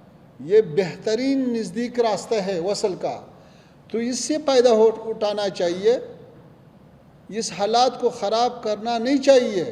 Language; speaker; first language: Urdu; non-native, fluent; Pashto